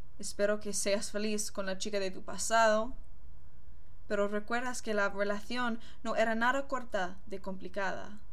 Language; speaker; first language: Spanish; non-native, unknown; English